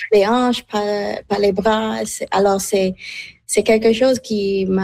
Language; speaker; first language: French; non-native, fluent; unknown